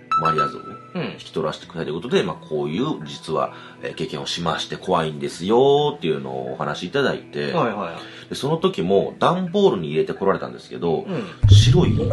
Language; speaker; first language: Japanese; native; Japanese